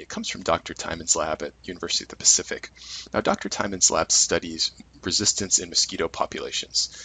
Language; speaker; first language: English; native; English